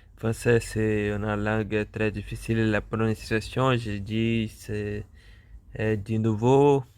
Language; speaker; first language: French; non-native, learner; Portuguese